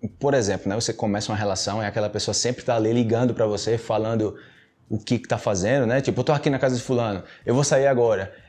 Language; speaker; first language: Portuguese; native; Portuguese